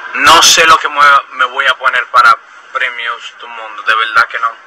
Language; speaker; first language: Spanish; native; Spanish